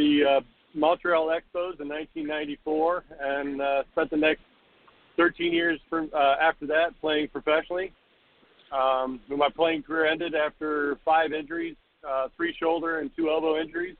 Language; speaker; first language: English; native; English